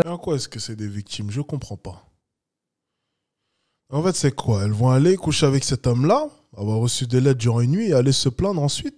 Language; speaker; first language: French; native; French